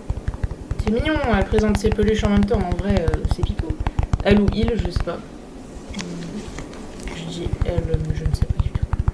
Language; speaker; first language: French; native; French